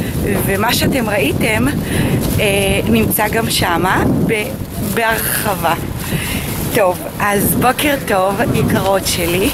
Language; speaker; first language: Hebrew; native; Hebrew